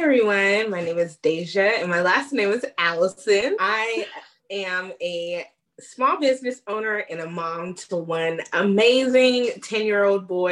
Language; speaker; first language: English; native; English